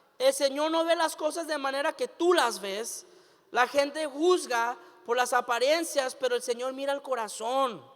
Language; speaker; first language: Spanish; early bilingual, heritage; Spanish